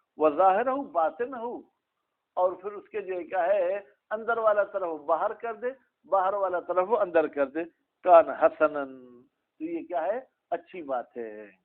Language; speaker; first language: Urdu; non-native, local second language; Sindhi